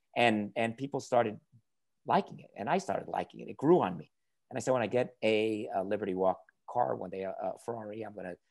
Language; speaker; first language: English; native; English